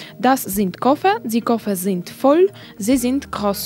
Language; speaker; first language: German; non-native, learner; Russian